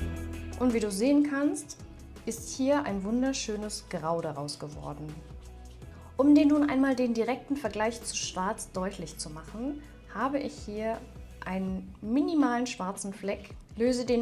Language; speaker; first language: German; native; German